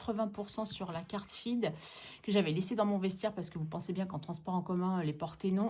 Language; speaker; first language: French; native; French